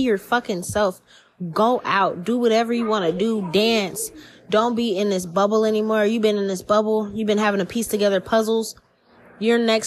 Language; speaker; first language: English; native; English